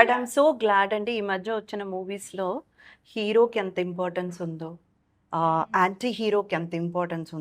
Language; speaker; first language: Telugu; native; Telugu